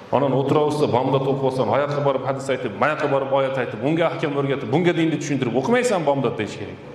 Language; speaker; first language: Uzbek; native; Uzbek